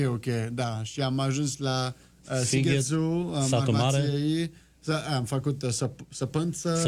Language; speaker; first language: Romanian; non-native, learner; French